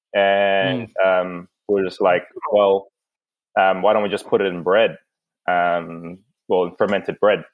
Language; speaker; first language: English; non-native, local second language; Filipino